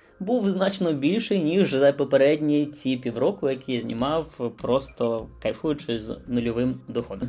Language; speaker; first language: Ukrainian; non-native, local second language; Russian